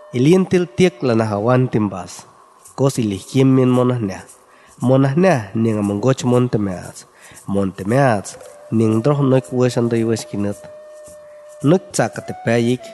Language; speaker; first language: Spanish; non-native, local second language; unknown